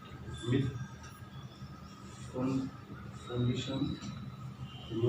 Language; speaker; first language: German; non-native, learner; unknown